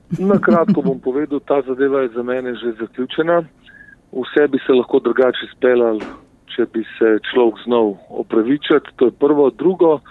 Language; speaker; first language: Slovenian; early bilingual, other home language; Bosnian